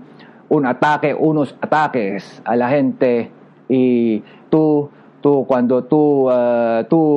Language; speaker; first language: Spanish; non-native, learner; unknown